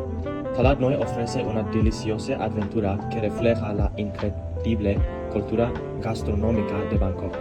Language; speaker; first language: Spanish; non-native, learner; Thai